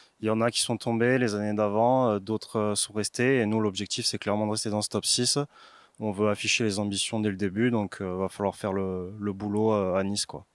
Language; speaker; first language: French; native; French